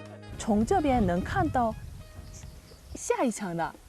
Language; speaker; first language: Chinese; non-native, learner; Korean